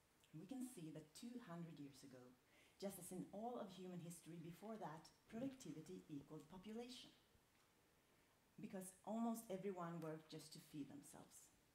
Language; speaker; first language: English; non-native, fluent; Swedish